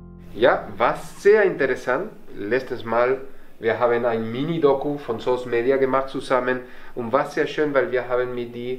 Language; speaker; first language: German; non-native, fluent; Spanish